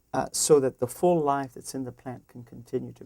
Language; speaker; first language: English; native; English